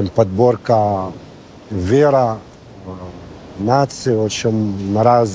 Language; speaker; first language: Russian; non-native, fluent; Arabic